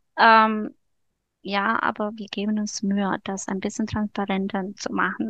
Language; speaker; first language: German; non-native, fluent; Romanian